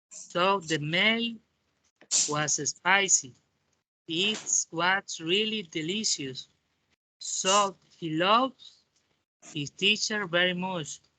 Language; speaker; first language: English; non-native, learner; Spanish